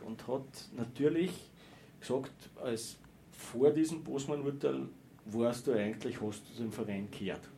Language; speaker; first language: German; native; German